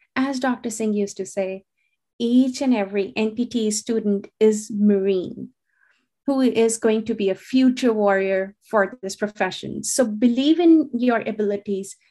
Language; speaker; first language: English; non-native, local second language; Hindi